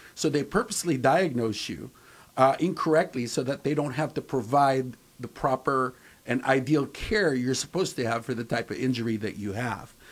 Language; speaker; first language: English; native; English